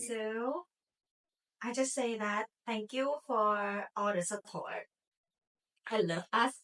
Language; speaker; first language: English; non-native, learner; Thai